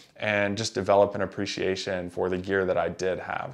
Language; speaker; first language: English; native; English